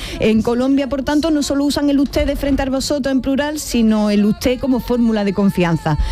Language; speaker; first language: Spanish; native; Spanish